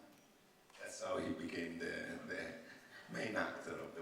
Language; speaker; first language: English; non-native, learner; Italian